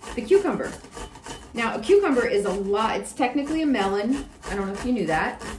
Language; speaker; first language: English; native; English